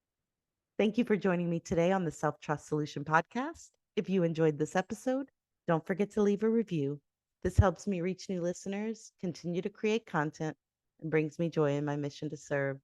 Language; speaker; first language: English; native; English